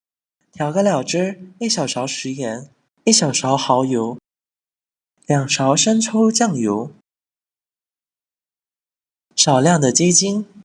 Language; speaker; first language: Chinese; native; Chinese